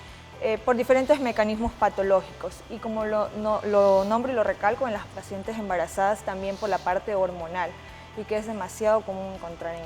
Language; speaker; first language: Spanish; native; Spanish